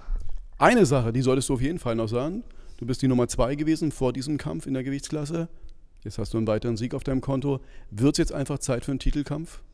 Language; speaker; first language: German; native; German